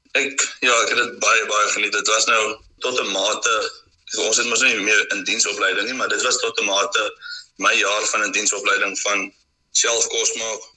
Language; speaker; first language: Afrikaans; native; Afrikaans